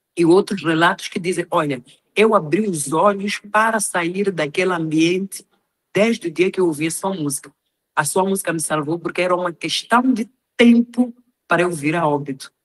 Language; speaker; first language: Portuguese; non-native, local second language; Tsonga